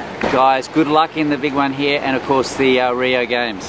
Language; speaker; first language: English; native; English